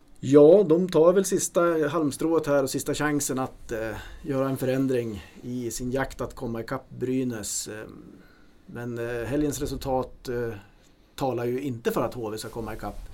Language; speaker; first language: Swedish; native; Swedish